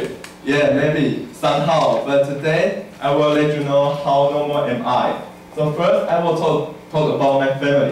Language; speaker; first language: English; non-native, learner; Chinese